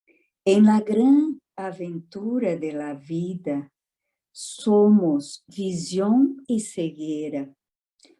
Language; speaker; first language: Spanish; non-native, fluent; Portuguese